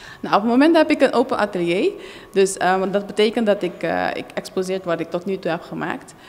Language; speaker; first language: Dutch; non-native, local second language; Papiamento